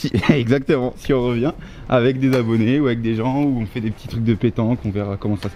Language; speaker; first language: French; native; French